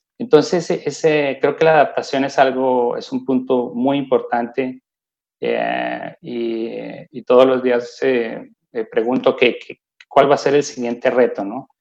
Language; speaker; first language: Spanish; native; Spanish